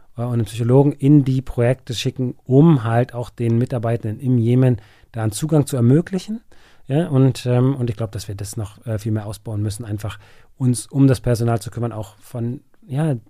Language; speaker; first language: German; native; German